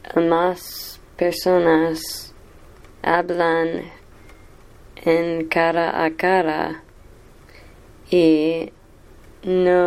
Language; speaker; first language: Spanish; non-native, learner; English